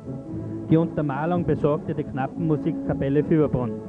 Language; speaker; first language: German; native; German